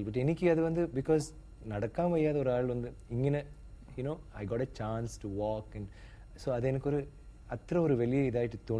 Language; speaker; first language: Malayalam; non-native, learner; Tamil